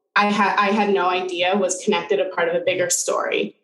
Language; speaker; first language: English; early bilingual, other home language; Spanish